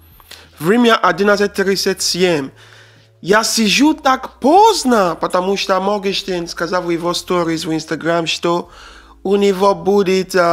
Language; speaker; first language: Russian; non-native, learner; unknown